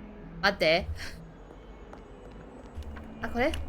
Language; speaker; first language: Japanese; non-native, learner; Chinese